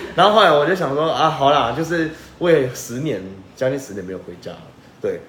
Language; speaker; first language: Chinese; native; Chinese